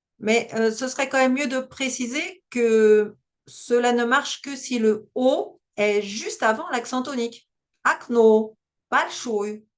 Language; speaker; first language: French; native; French